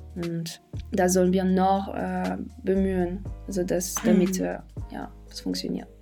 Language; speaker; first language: German; non-native, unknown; French